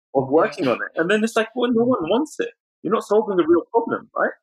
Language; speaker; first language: English; native; English